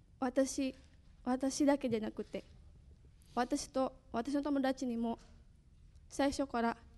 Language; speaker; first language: Japanese; non-native, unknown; Indonesian